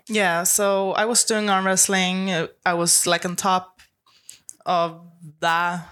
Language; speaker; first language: English; non-native, fluent; Swedish